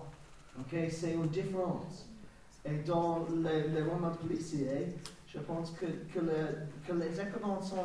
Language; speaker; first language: French; non-native, learner; English